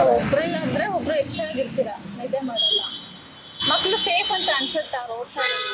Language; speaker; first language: Kannada; native; Kannada